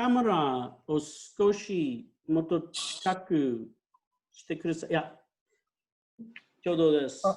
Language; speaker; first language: Japanese; non-native, fluent; English